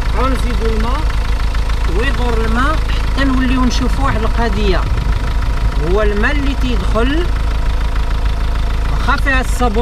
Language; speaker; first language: Arabic; native; Arabic